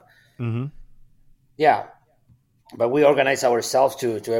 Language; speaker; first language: English; non-native, fluent; Spanish